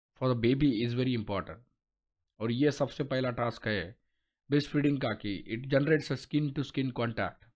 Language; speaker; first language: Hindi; non-native, local second language; Marathi